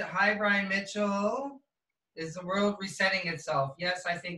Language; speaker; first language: English; native; English